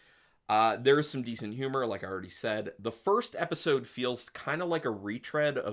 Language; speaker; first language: English; native; English